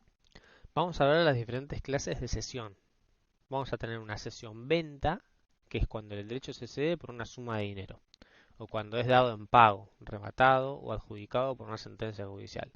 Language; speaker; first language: Spanish; native; Spanish